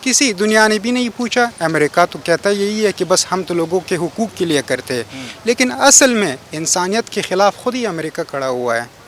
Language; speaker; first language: Hindi; non-native, fluent; Pashto